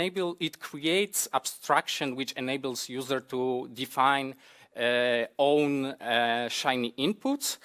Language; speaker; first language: English; non-native, fluent; Polish